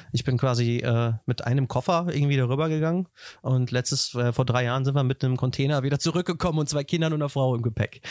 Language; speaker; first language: German; native; German